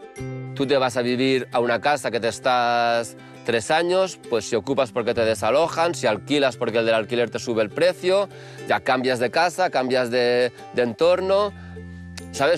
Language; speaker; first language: Spanish; native; Spanish